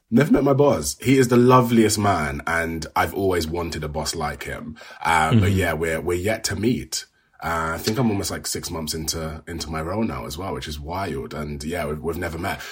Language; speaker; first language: English; native; English